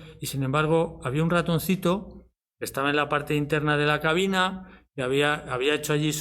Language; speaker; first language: Spanish; native; Spanish